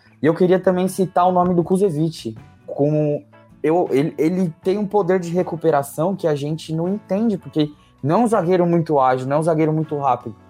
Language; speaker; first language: Portuguese; native; Portuguese